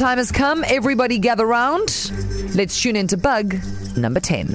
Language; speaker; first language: English; native; English